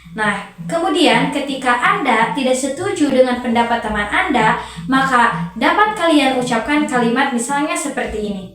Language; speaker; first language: Indonesian; native; Indonesian